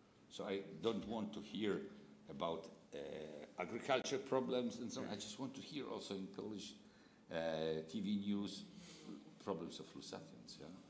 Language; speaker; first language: English; non-native, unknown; Polish